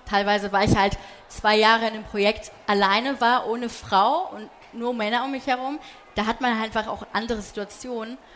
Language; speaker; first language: German; early bilingual, other home language; Polish